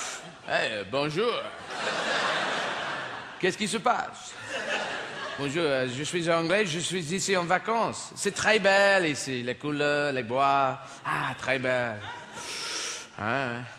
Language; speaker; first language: French; non-native, learner; English